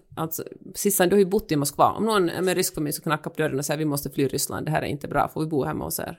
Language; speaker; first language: Swedish; native; Swedish